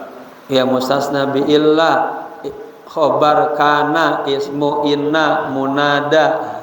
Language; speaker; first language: Arabic; non-native, fluent; Indonesian